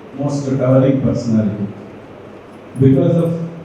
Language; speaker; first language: English; non-native, local second language; Telugu